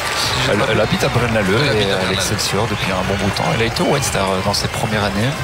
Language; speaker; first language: French; native; French